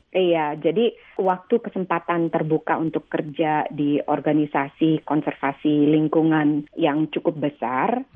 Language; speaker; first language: Indonesian; native; Indonesian